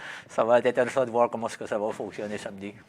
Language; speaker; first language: French; native; French